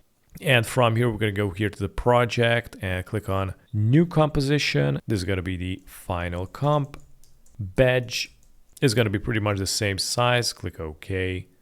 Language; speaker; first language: English; non-native, fluent; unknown